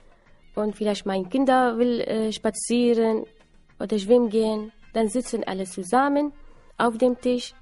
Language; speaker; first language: German; non-native, learner; Assyrian Neo-Aramaic